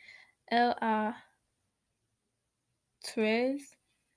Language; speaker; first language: French; non-native, learner; English